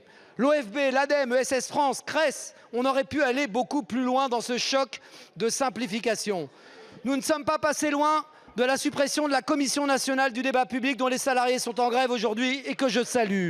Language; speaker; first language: French; native; French